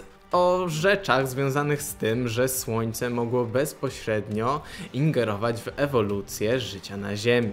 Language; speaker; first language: Polish; native; Polish